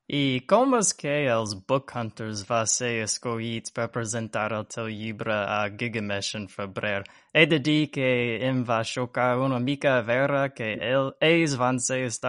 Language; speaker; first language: Catalan; non-native, learner; English